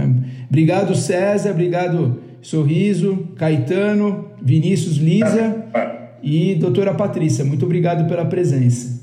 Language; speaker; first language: Portuguese; native; Portuguese